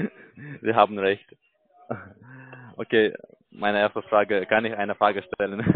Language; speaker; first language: German; non-native, learner; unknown